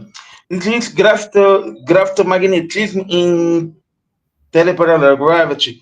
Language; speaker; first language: English; non-native, learner; Portuguese